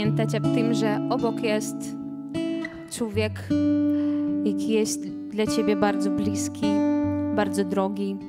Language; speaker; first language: Polish; non-native, learner; Belarusian